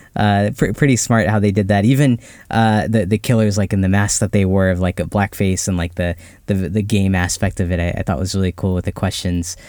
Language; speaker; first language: English; early bilingual, other home language; Hindi